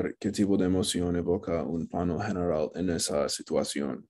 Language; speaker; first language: Spanish; non-native, learner; English